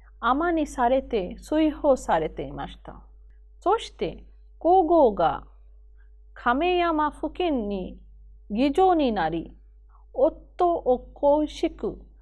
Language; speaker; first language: Japanese; non-native, fluent; Hindi